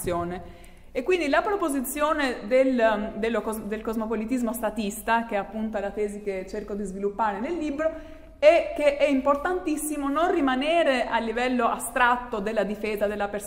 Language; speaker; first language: Italian; non-native, fluent; Albanian